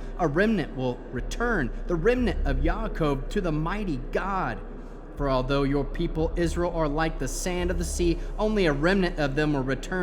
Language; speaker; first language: English; native; English